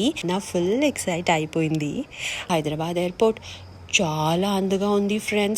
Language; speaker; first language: Telugu; non-native, learner; Kannada